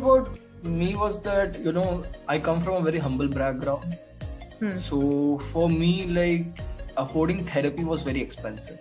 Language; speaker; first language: English; non-native, local second language; Hindi